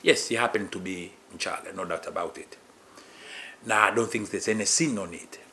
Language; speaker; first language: English; non-native, local second language; Swahili